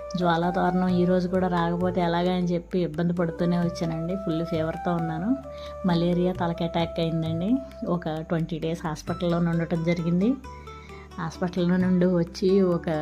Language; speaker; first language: Telugu; native; Telugu